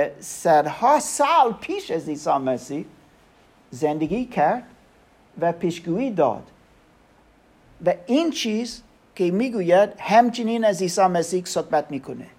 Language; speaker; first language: Persian; non-native, learner; German